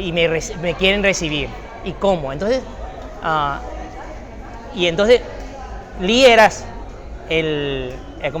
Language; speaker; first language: Spanish; non-native, fluent; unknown